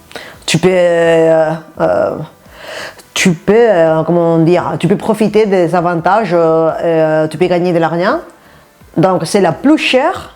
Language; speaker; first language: French; non-native, fluent; Spanish